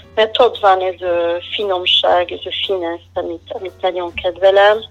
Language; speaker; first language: Hungarian; non-native, fluent; French